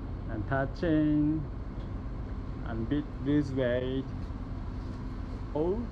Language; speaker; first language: English; non-native, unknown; Japanese